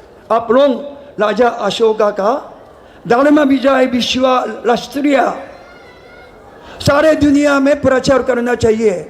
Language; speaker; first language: Hindi; non-native, learner; Japanese